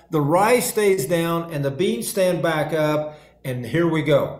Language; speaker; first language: English; native; English